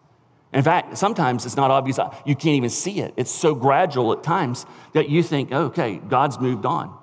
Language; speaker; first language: English; native; English